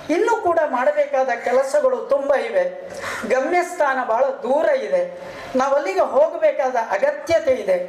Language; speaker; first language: Kannada; native; Kannada